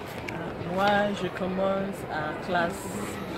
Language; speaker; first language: French; non-native, learner; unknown